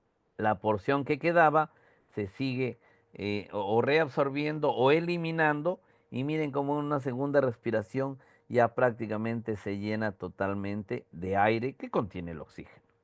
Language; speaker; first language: Spanish; native; Spanish